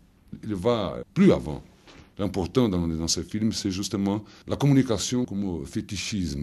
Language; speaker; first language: French; non-native, fluent; Portuguese